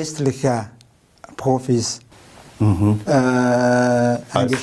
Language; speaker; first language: German; non-native, fluent; Chinese